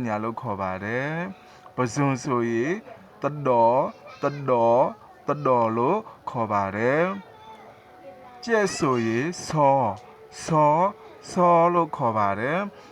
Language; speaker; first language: Burmese; non-native, local second language; S'gaw Karen